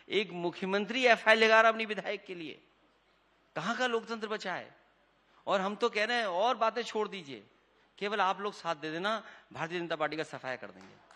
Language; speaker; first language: Hindi; native; Hindi